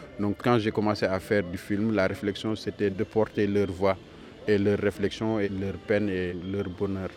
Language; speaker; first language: French; non-native, local second language; Wolof